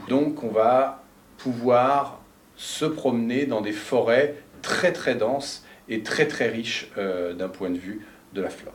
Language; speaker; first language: French; native; French